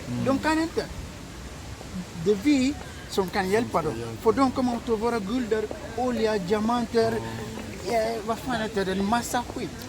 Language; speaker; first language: Swedish; early bilingual, other home language; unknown